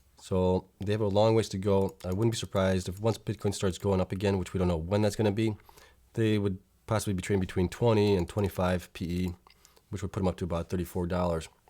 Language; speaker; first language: English; native; English